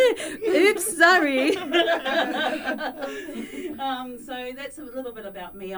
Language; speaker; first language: English; native; English